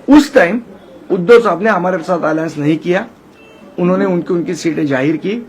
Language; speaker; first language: Hindi; non-native, local second language; Marathi